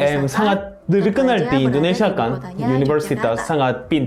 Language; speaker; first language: Indonesian; non-native, learner; Korean